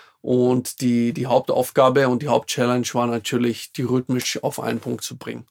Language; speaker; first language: German; non-native, fluent; Slovak